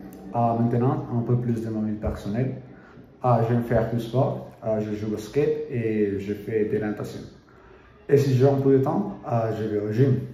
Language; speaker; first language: French; non-native, learner; Spanish